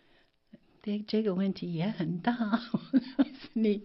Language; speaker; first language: Chinese; non-native, fluent; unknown